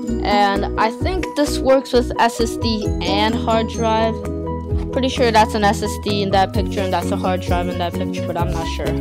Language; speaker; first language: English; native; English